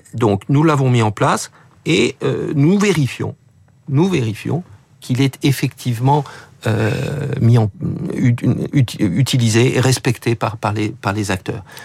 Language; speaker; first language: French; native; French